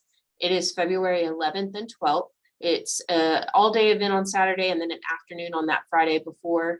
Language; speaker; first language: English; native; English